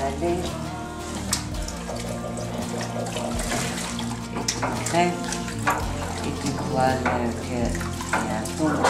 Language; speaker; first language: French; non-native, learner; Italian